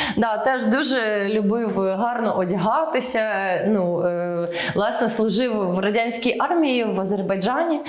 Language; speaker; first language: Ukrainian; early bilingual, heritage; Ukrainian